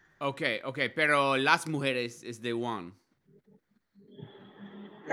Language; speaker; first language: Spanish; non-native, learner; English